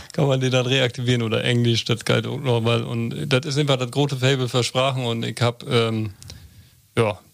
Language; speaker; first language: German; native; German